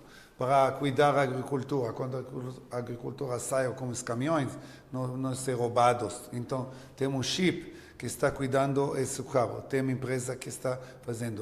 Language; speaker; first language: Portuguese; non-native, learner; Hebrew